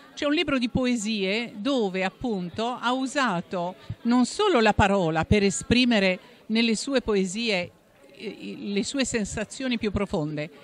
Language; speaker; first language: Italian; native; Italian